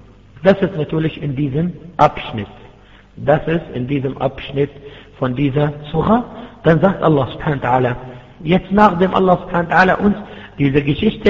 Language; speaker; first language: German; non-native, fluent; Arabic